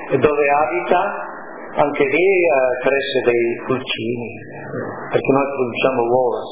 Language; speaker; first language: Italian; native; Italian